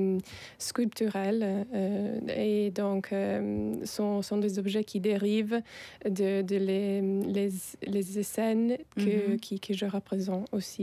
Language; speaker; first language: French; non-native, fluent; Italian